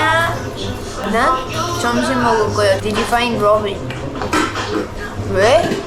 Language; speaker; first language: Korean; non-native, learner; English